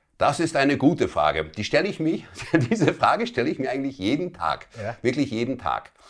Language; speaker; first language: German; early bilingual, other home language; Italian